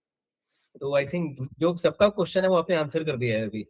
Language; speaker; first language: Hindi; native; Hindi